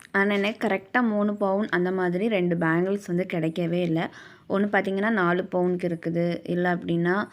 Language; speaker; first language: Tamil; native; Tamil